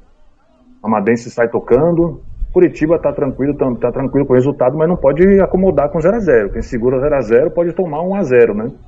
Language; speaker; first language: Portuguese; native; Portuguese